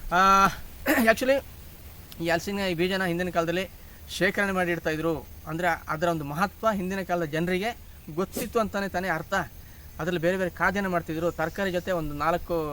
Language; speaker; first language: Kannada; non-native, local second language; Kodava